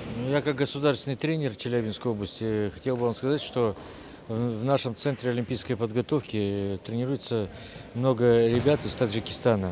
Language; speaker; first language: Russian; native; Russian